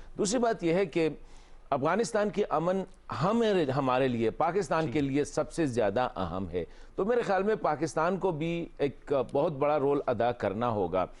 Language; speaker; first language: Urdu; non-native, local second language; Pashto